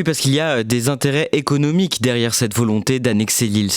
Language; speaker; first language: French; native; French